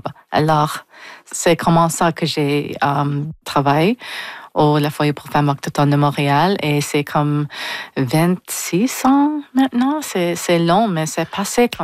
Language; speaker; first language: French; non-native, local second language; English